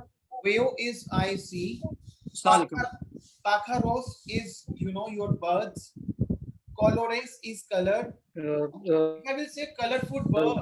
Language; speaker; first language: English; non-native, local second language; Hindi